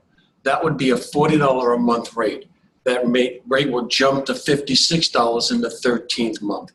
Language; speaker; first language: English; native; English